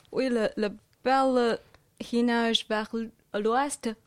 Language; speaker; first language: French; non-native, learner; Chinese